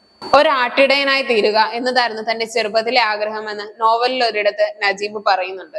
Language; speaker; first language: Malayalam; native; Malayalam